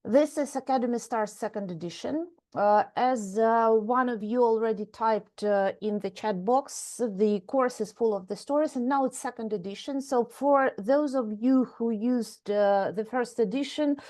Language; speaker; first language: English; non-native, fluent; Ukrainian